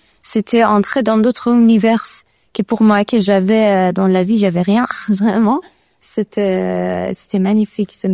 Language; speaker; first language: French; non-native, learner; Persian